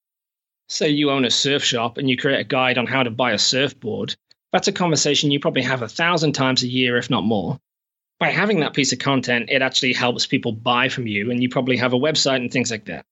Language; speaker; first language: English; native; English